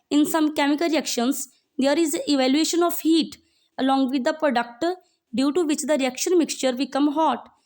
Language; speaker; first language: English; non-native, local second language; Punjabi